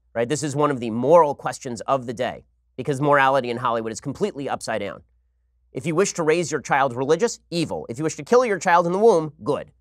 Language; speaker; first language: English; native; English